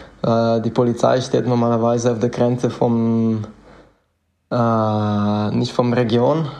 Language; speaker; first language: German; non-native, fluent; Italian